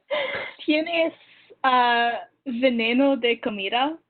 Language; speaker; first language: Spanish; non-native, learner; English